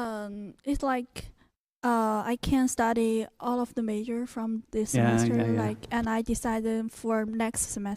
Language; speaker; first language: English; non-native, learner; Chinese